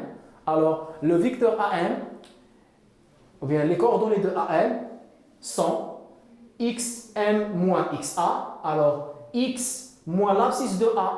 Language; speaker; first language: French; non-native, local second language; Arabic